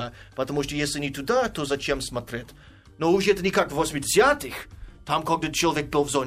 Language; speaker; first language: Russian; non-native, fluent; English